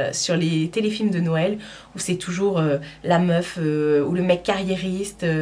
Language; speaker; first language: French; native; French